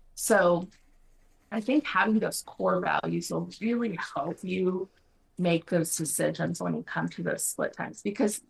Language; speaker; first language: English; non-native, fluent; Spanish